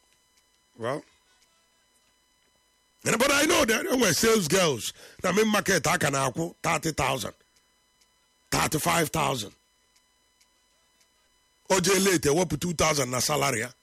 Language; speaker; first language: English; non-native, local second language; Igbo